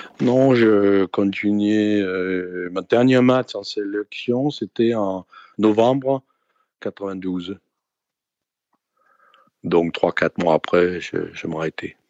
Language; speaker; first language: French; non-native, fluent; Danish